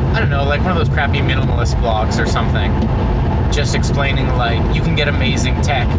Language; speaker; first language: English; native; English